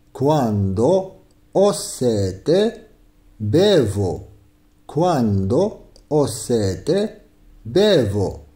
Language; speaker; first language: Italian; non-native, fluent; Arabic